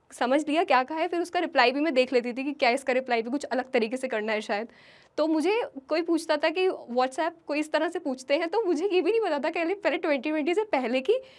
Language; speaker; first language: Hindi; native; Hindi